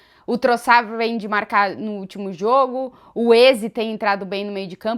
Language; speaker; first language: Portuguese; native; Portuguese